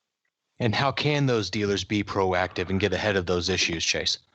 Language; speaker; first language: English; native; English